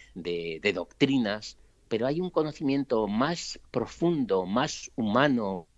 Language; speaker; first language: Spanish; native; Spanish